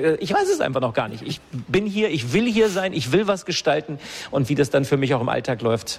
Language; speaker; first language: German; native; German